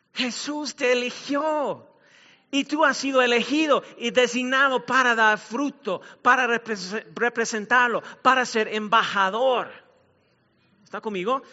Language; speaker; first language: Spanish; non-native, fluent; English